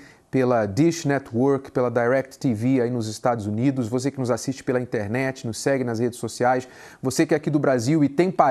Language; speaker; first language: Portuguese; native; Portuguese